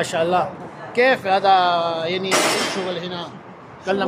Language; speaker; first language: Arabic; non-native, learner; Urdu